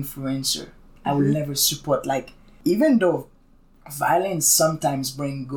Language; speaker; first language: English; non-native, fluent; Haitian Creole